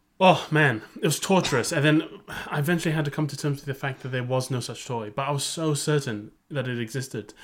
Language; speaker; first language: English; native; English